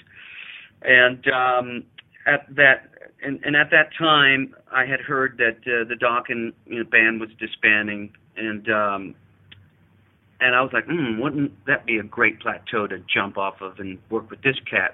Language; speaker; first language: English; native; English